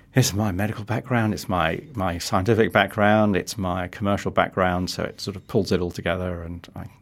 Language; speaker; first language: English; native; English